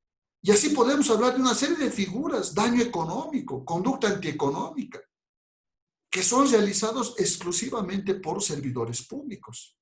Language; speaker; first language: Spanish; native; Spanish